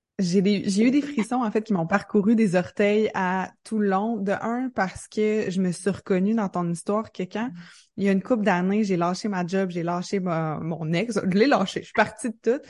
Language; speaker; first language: French; native; French